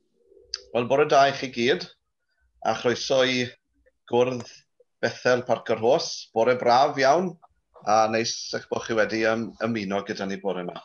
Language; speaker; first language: Welsh; native; Welsh